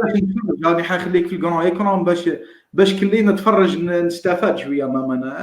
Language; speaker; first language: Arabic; native; Arabic